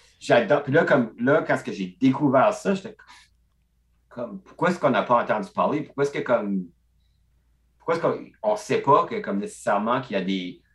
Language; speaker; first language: French; non-native, local second language; English